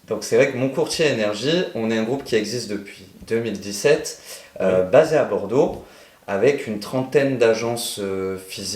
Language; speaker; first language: French; native; French